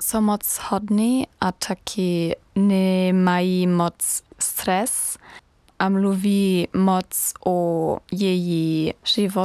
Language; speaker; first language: Czech; non-native, learner; German